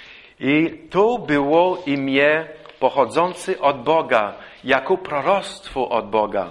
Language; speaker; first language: Polish; non-native, fluent; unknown